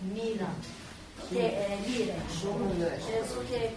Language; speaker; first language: Italian; non-native, learner; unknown